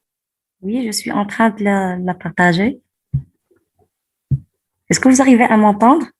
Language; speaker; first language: French; non-native, local second language; Arabic